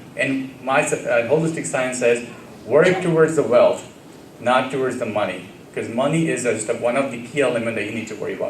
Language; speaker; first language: English; early bilingual, other home language; Gujarati